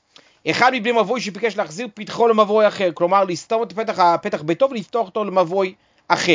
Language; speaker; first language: Hebrew; native; Hebrew